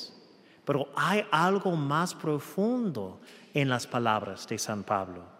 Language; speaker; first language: Spanish; non-native, fluent; English